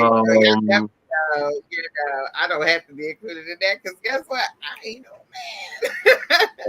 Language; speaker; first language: English; native; English